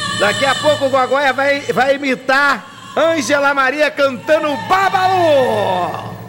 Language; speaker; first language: Portuguese; native; Portuguese